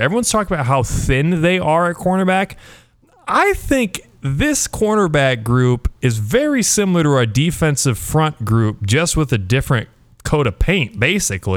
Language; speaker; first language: English; native; English